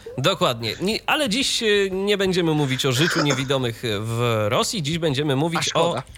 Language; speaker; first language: Polish; native; Polish